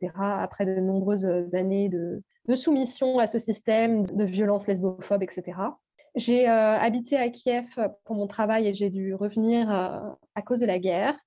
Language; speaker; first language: French; native; French